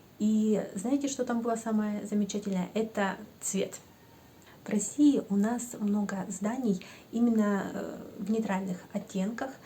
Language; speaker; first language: Russian; native; Russian